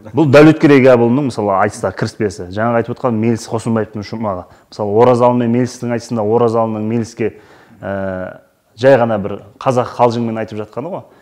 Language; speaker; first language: Kazakh; native; Kazakh